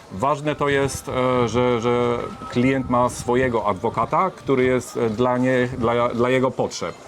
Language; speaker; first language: Polish; early bilingual, heritage; Polish